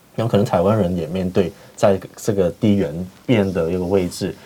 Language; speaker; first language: Chinese; non-native, fluent; Cantonese